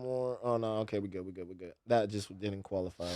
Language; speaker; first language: English; native; English